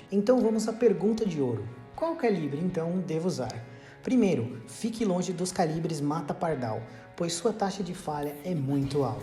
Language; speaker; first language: Portuguese; native; Portuguese